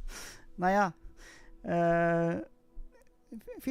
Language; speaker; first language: German; non-native, learner; Swedish